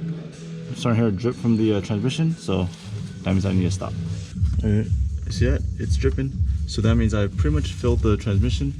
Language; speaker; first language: English; native; English